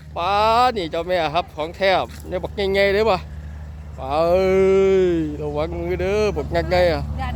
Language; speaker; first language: Thai; native; Thai